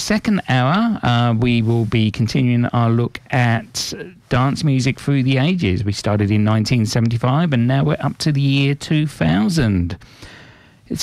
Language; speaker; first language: English; native; English